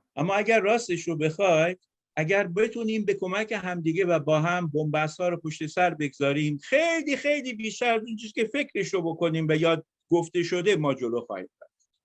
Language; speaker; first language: Persian; native; Persian